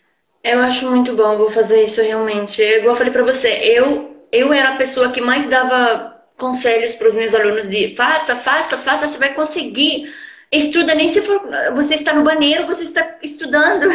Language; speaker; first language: Portuguese; non-native, fluent; Arabic